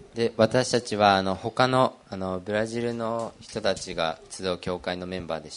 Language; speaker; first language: Japanese; early bilingual, other home language; Portuguese